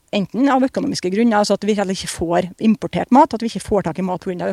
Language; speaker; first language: Norwegian; native; Norwegian